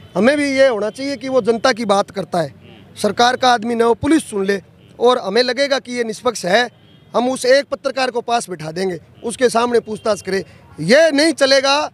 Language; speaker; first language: Hindi; native; Hindi